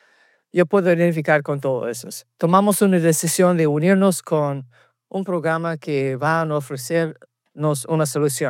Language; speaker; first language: Spanish; early bilingual, heritage; Spanish